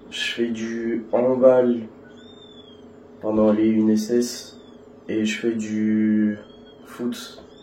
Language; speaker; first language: French; early bilingual, other home language; Russian